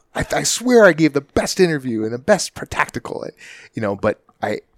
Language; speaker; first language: English; native; English